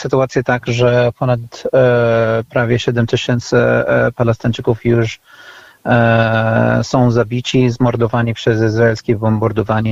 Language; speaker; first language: Polish; non-native, fluent; Arabic